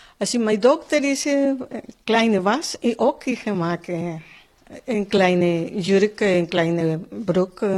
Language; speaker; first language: Dutch; non-native, learner; Spanish